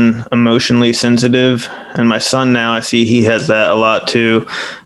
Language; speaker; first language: English; native; English